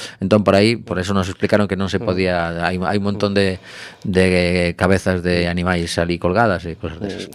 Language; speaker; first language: Galician; native; Galician